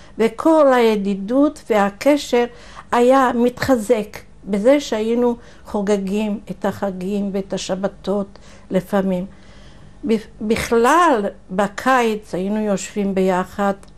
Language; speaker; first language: Hebrew; non-native, fluent; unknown